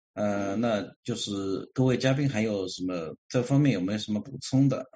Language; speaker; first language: Chinese; native; Chinese